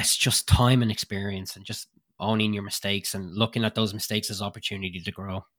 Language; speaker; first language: English; native; English